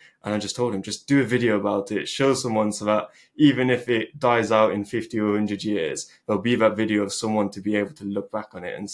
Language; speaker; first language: English; early bilingual, other home language; Albanian